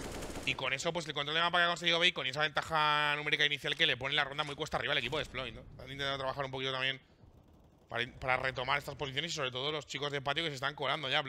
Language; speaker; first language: Spanish; native; Spanish